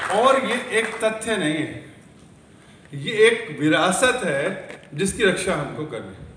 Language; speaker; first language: Hindi; native; Hindi